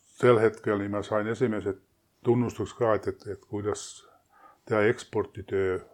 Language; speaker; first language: Estonian; non-native, fluent; Swedish